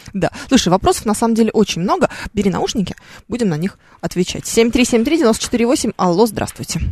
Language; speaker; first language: Russian; native; Russian